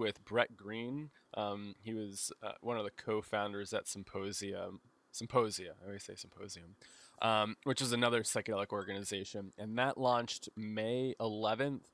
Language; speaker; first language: English; native; English